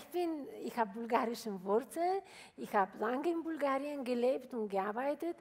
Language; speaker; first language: German; non-native, fluent; Bulgarian